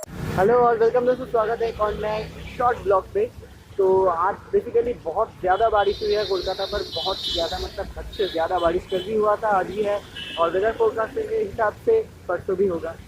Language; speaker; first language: Hindi; non-native, local second language; Bangla